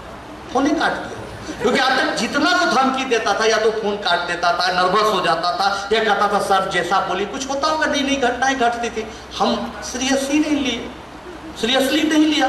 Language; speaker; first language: Hindi; native; Hindi